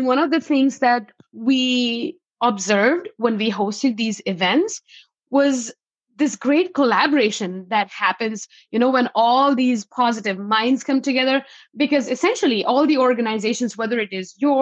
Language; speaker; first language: English; non-native, local second language; Hindi